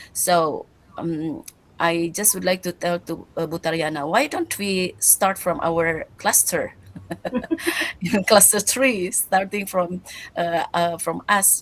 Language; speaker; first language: English; non-native, learner; Indonesian